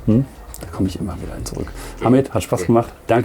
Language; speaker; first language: German; native; German